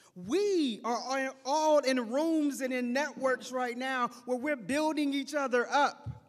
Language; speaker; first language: English; native; English